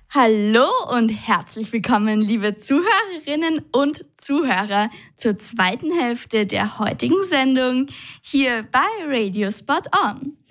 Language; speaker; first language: German; native; German